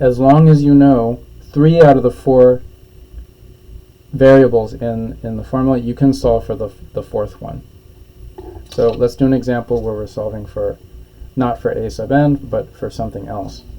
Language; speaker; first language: English; native; English